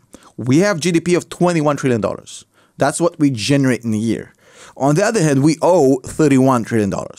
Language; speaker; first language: English; native; English